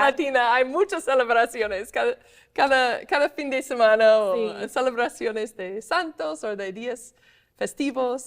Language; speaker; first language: Spanish; non-native, fluent; English